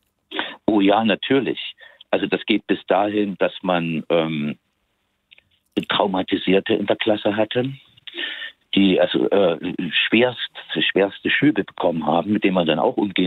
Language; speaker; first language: German; native; German